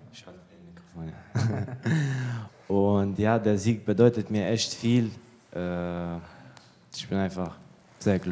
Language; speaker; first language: German; early bilingual, other home language; Bosnian